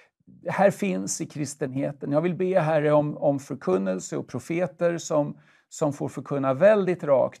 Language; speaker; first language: Swedish; native; Swedish